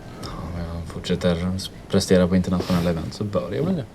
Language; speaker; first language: Swedish; native; Swedish